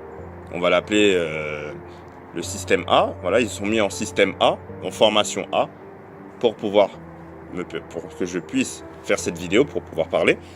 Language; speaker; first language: French; native; French